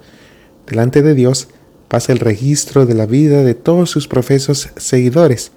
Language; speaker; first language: Spanish; native; Spanish